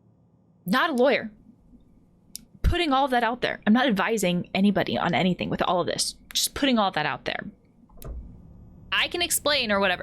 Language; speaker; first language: English; native; English